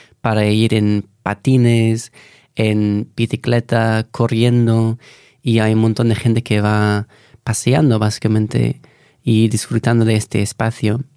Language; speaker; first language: Spanish; non-native, fluent; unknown